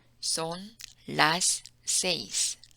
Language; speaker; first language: Spanish; non-native, fluent; Korean